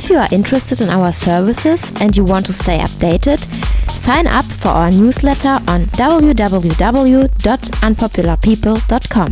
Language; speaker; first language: English; non-native, fluent; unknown